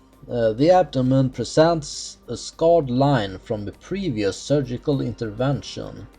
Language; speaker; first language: English; non-native, fluent; Swedish